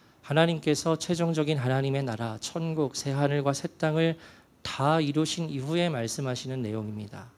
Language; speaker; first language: Korean; native; Korean